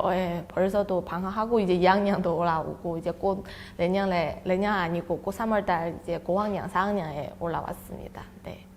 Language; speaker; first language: Korean; non-native, fluent; Chinese